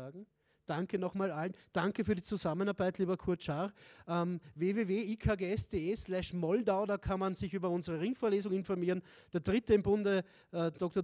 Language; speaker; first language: German; native; German